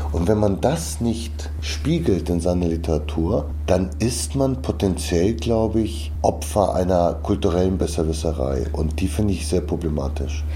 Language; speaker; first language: German; early bilingual, other home language; Bulgarian